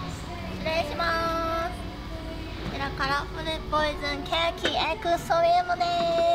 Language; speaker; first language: Japanese; native; Japanese